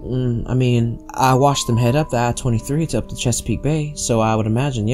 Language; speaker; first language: English; native; English